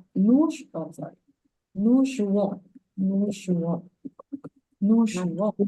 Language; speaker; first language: French; non-native, fluent; English